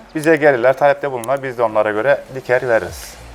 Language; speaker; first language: Turkish; native; Turkish